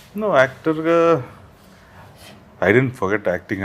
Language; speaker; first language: Telugu; native; Telugu